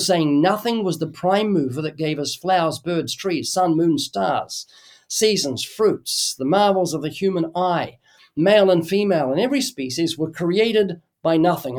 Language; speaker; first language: English; native; English